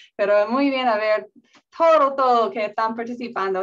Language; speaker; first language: Spanish; non-native, learner; English